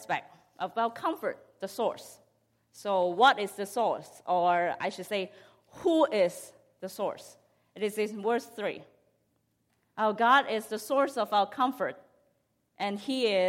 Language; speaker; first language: English; non-native, local second language; Cantonese